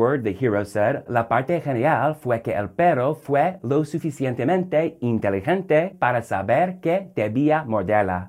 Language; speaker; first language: Spanish; non-native, fluent; English